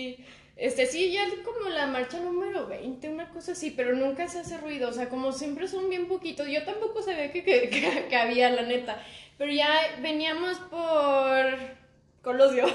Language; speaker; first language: Spanish; native; Spanish